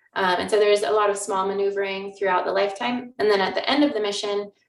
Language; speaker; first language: English; native; English